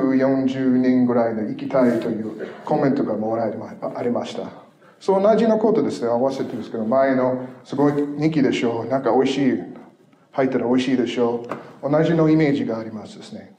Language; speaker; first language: Japanese; non-native, fluent; English